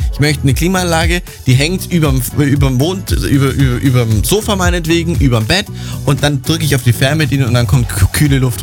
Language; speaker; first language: German; native; German